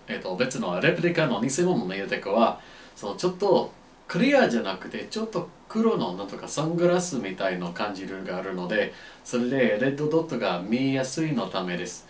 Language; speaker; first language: Japanese; non-native, fluent; English